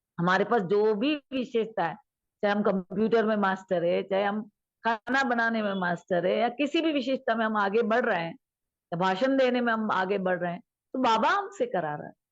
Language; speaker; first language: Hindi; native; Hindi